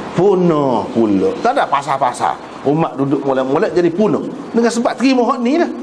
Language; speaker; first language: Malay; native; Malay